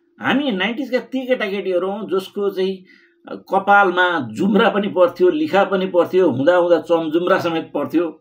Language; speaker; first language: Nepali; native; Nepali